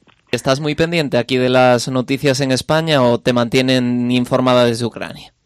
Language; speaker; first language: Spanish; native; Spanish